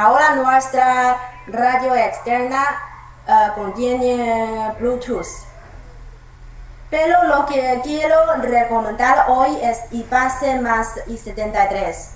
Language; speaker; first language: Spanish; non-native, learner; Chinese